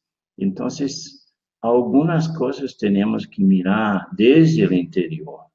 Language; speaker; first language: Spanish; non-native, fluent; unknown